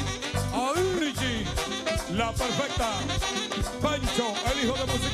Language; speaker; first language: Spanish; native; Spanish